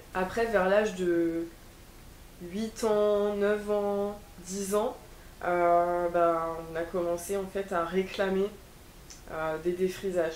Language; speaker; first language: French; native; French